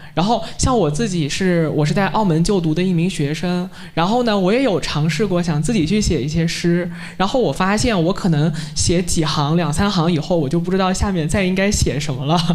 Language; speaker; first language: Chinese; native; Chinese